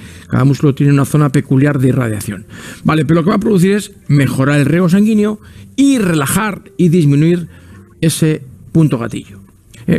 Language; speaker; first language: Spanish; native; Spanish